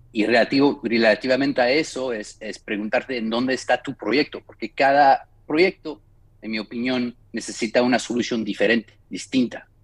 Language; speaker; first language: Spanish; non-native, fluent; French